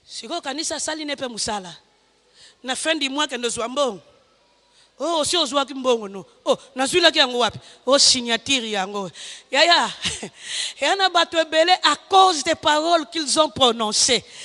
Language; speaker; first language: Lingala; non-native, local second language; Kongo